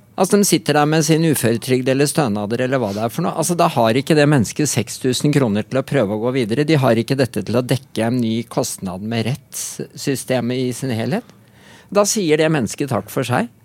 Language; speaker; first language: Norwegian; native; Norwegian